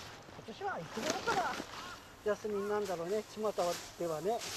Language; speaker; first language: Japanese; native; Japanese